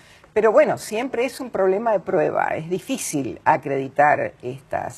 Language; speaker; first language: Spanish; native; Spanish